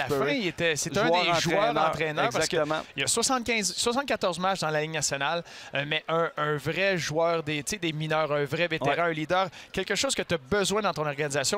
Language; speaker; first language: French; native; French